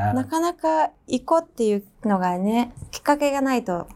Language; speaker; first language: Japanese; non-native, fluent; Mongolian